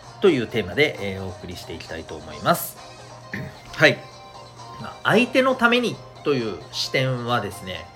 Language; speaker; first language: Japanese; native; Japanese